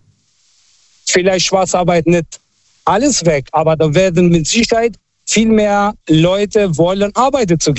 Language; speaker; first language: German; non-native, fluent; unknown